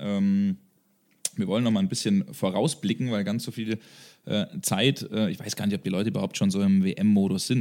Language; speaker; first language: German; native; German